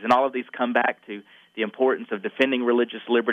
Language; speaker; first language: English; native; English